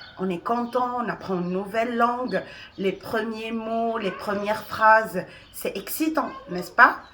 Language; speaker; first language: French; non-native, local second language; Arabic